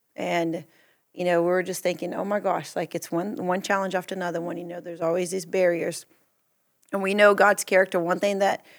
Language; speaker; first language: English; early bilingual, other home language; Portuguese